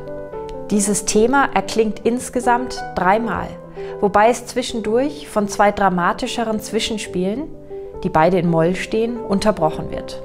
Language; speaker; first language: German; native; German